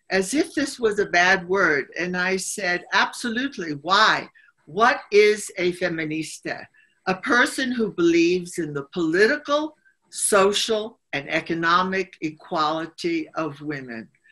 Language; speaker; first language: English; native; English